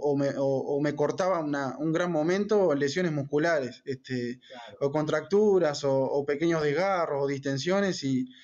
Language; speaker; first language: Spanish; native; Spanish